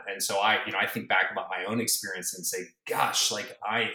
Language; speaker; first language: English; native; English